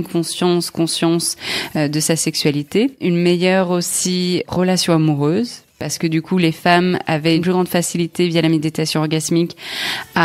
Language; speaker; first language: French; native; French